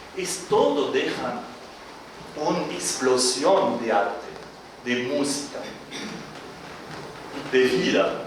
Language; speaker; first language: Spanish; non-native, fluent; Arabic